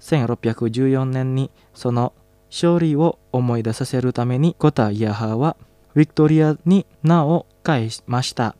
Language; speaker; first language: Japanese; non-native, fluent; Indonesian